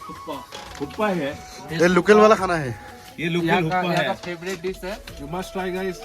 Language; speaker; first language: Hindi; non-native, local second language; Assamese